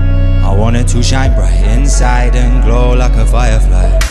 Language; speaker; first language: English; native; English